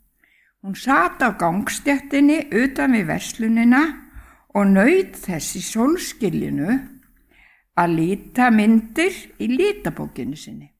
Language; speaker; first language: Icelandic; native; Icelandic